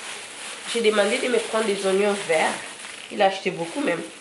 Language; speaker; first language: French; non-native, local second language; Lingala